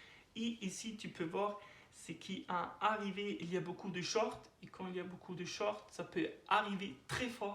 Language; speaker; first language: French; non-native, learner; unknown